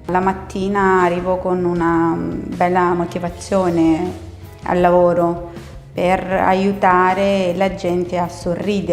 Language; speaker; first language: Italian; non-native, fluent; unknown